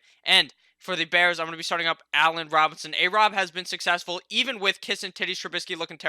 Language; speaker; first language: English; native; English